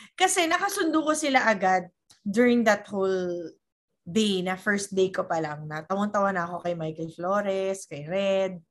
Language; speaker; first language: Filipino; native; Filipino